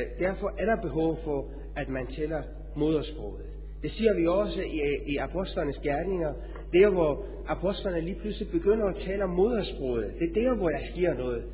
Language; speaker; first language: Danish; non-native, fluent; Persian